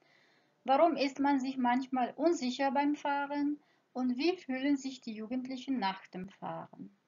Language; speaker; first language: German; non-native, fluent; Croatian